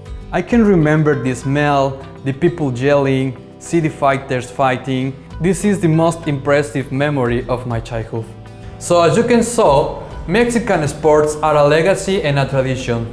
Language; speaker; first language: English; non-native, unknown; Spanish